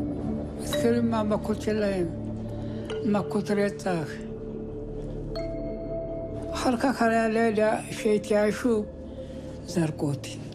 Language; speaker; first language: Hebrew; early bilingual, other home language; Amharic